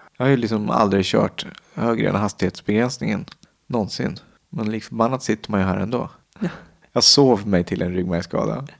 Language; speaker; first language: Swedish; native; Swedish